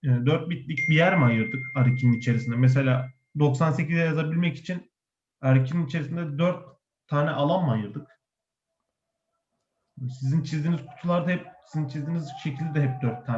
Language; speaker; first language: Turkish; native; Turkish